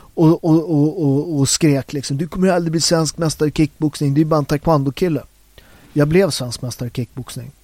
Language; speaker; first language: Swedish; early bilingual, other home language; Italian